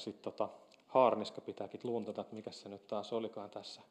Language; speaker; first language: Finnish; native; Finnish